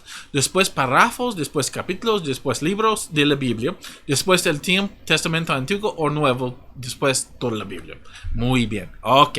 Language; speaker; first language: Spanish; non-native, fluent; English